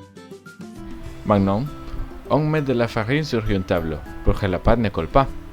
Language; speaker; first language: French; non-native, learner; Spanish